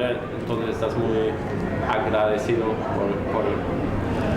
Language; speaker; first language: Spanish; non-native, fluent; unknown